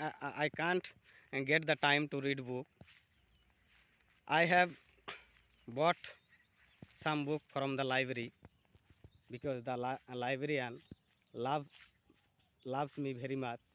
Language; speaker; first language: English; non-native, learner; Bangla